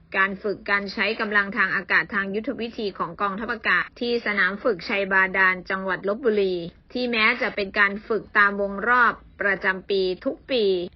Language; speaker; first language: Thai; native; Thai